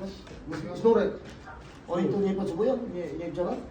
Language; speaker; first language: Polish; non-native, learner; Filipino